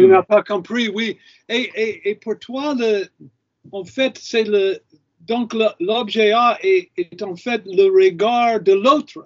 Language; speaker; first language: French; non-native, fluent; English